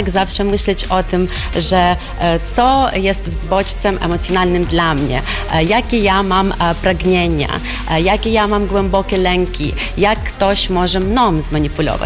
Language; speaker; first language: Polish; non-native, fluent; Ukrainian